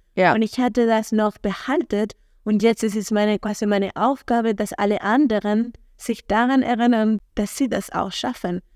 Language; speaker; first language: German; non-native, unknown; Spanish